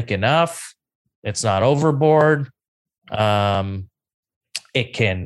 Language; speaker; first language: English; native; English